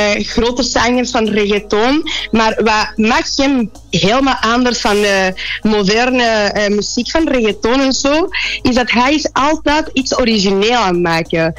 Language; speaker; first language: Dutch; non-native, fluent; Spanish